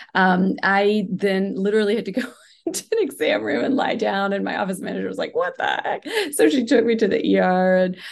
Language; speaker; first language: English; non-native, local second language; Hindi